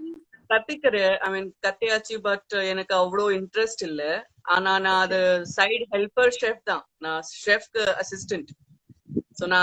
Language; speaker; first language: Tamil; non-native, fluent; Gujarati